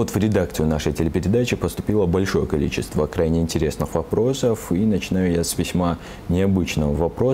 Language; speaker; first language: Russian; native; Russian